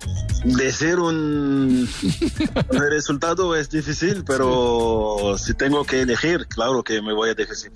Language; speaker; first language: Spanish; non-native, fluent; French